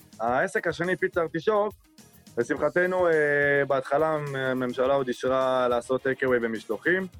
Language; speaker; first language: Hebrew; native; Hebrew